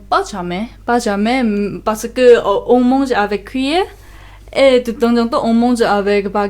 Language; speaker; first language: French; non-native, learner; Korean